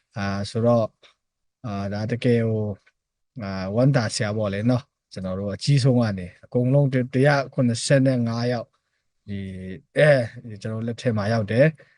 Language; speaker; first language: Burmese; non-native, local second language; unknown